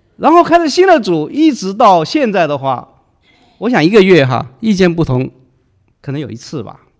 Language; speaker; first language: Chinese; non-native, local second language; Cantonese